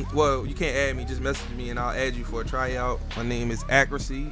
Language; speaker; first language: English; native; English